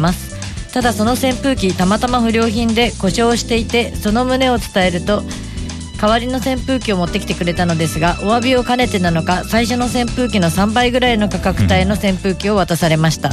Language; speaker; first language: Japanese; native; Japanese